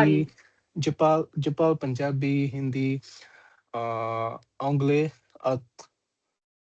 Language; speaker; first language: French; non-native, learner; Punjabi